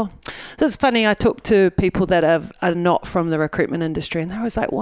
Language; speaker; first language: English; native; English